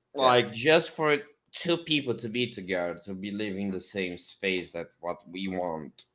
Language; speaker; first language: English; non-native, fluent; Portuguese